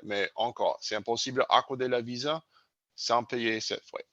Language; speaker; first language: French; non-native, learner; English